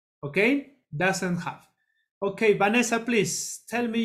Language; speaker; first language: English; non-native, learner; Spanish